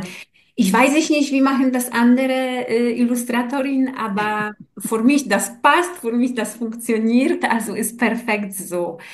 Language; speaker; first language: German; non-native, learner; Polish